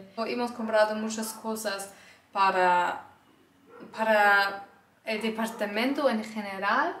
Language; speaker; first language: Spanish; non-native, learner; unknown